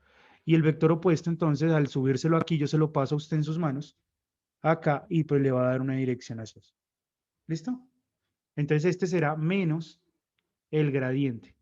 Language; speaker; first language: Spanish; native; Spanish